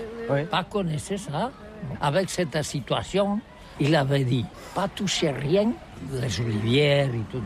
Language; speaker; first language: French; non-native, learner; Catalan